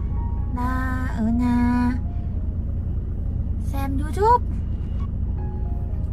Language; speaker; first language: Vietnamese; non-native, fluent; Thai